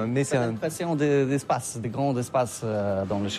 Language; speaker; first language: French; non-native, learner; Polish